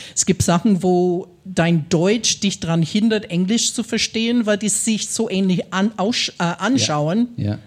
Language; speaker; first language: German; non-native, fluent; English